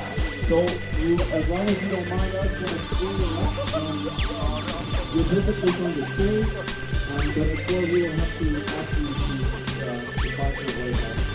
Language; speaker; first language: English; non-native, fluent; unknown